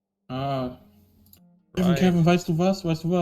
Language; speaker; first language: German; native; German